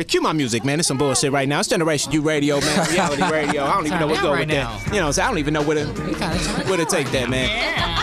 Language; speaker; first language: English; native; English